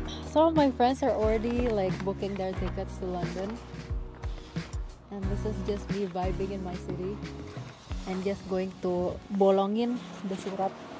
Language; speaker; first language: English; non-native, fluent; Indonesian